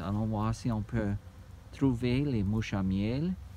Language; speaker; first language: French; early bilingual, heritage; French